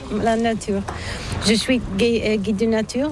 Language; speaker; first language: French; non-native, learner; Bulgarian